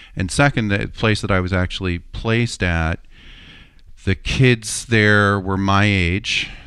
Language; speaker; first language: English; native; English